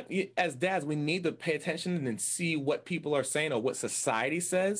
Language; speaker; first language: English; native; English